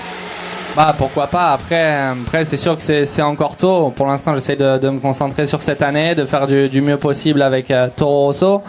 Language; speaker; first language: French; native; French